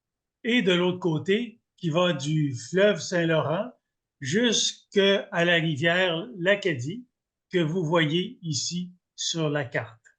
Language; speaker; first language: French; native; French